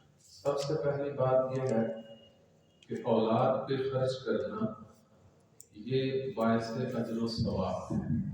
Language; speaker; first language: Urdu; non-native, local second language; Punjabi